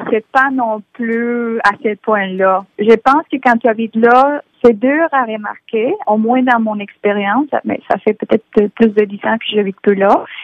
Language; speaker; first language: French; non-native, fluent; Spanish